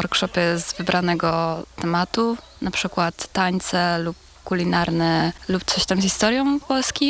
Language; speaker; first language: Polish; non-native, local second language; Czech